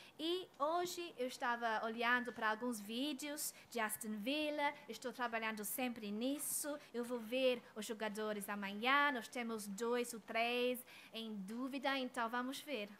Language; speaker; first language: Portuguese; non-native, fluent; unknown